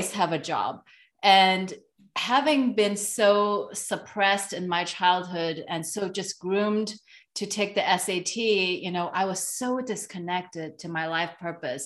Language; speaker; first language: English; non-native, local second language; Cantonese